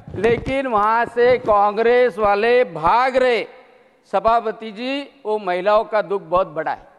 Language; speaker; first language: Hindi; non-native, local second language; Marathi